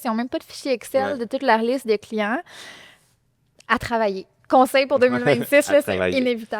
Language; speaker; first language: French; native; French